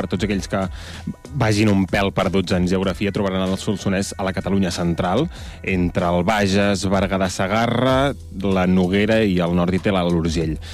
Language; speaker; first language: Catalan; native; Catalan